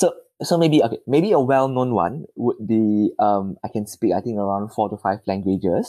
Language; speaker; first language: English; non-native, local second language; Chinese